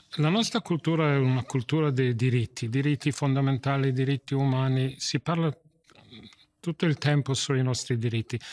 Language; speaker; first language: Italian; non-native, fluent; English